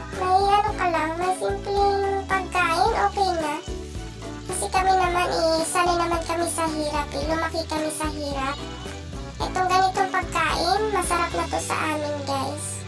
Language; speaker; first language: Filipino; non-native, local second language; Cebuano